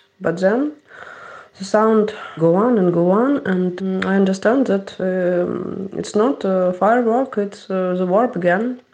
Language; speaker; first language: English; non-native, learner; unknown